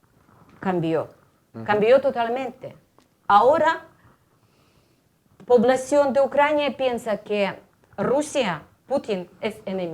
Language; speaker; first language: Spanish; non-native, fluent; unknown